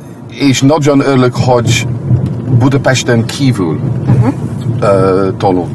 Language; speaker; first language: Hungarian; non-native, learner; English